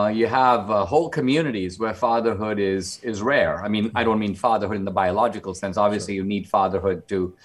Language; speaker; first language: English; non-native, local second language; Konkani